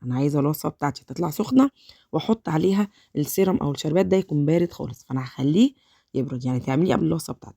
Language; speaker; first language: Arabic; native; Arabic